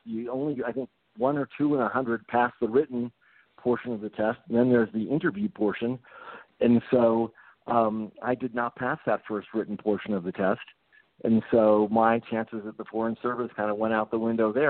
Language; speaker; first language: English; early bilingual, other home language; Japanese